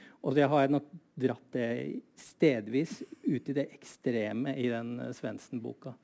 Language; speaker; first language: Norwegian; native; Norwegian